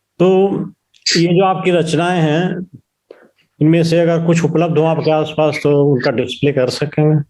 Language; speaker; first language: Hindi; native; Hindi